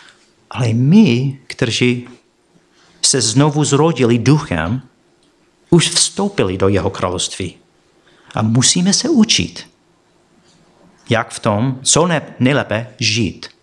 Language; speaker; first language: Czech; non-native, fluent; English